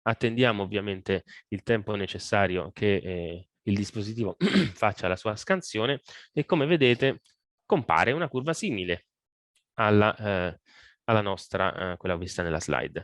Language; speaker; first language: Italian; native; Italian